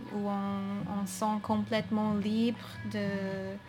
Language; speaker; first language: French; non-native, fluent; English